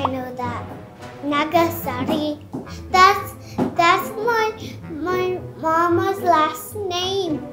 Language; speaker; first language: English; early bilingual, heritage; Indonesian